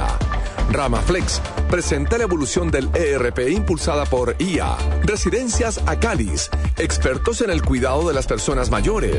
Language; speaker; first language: Spanish; native; Spanish